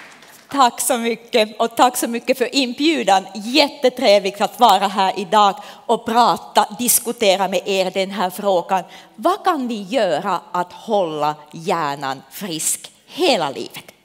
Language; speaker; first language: Swedish; non-native, local second language; Finnish